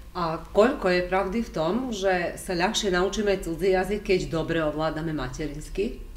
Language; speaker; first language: Slovak; native; Slovak